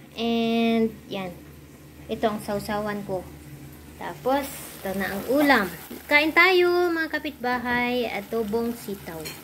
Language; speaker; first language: Filipino; non-native, local second language; Iloko